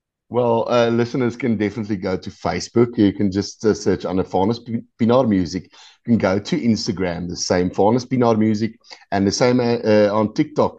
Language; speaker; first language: English; non-native, local second language; Afrikaans